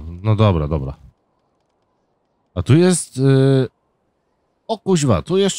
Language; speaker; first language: Polish; native; Polish